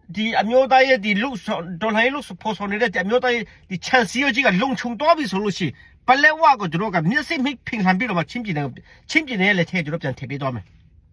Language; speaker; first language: Burmese; non-native, local second language; Hakha Chin